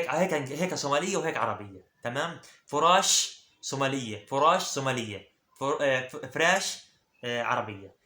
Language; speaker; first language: Arabic; early bilingual, other home language; Somali